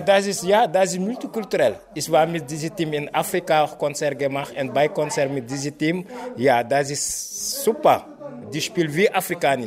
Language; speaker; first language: German; non-native, learner; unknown